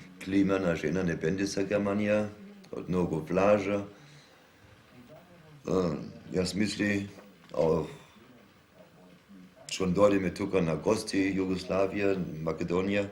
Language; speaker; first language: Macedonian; non-native, learner; German